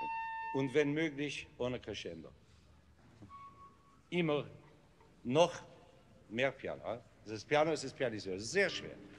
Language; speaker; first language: German; non-native, learner; English